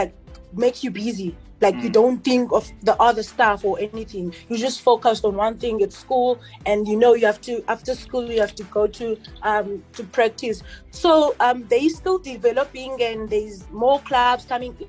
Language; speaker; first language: English; non-native, local second language; Xhosa